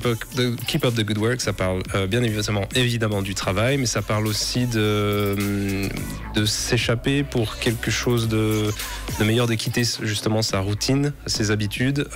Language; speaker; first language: French; native; French